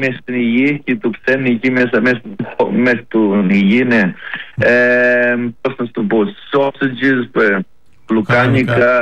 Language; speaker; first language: Greek; early bilingual, heritage; Greek